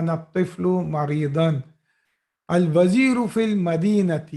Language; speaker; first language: Arabic; non-native, fluent; Urdu